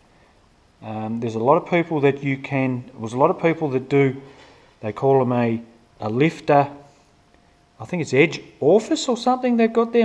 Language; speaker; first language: English; native; English